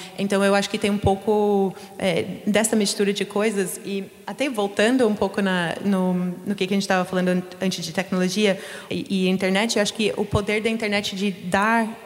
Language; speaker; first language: Portuguese; non-native, fluent; English